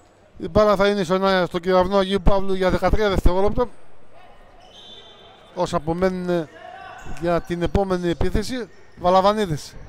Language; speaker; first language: Greek; native; Greek